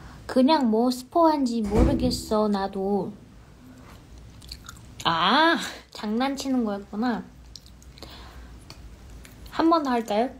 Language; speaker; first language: Korean; non-native, fluent; Chinese